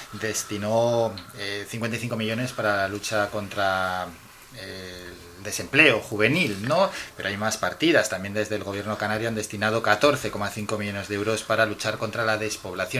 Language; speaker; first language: Spanish; native; Spanish